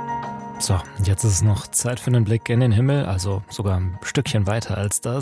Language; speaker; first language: German; native; German